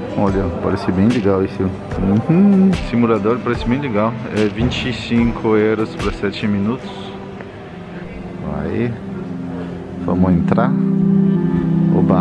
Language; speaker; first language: Portuguese; non-native, fluent; French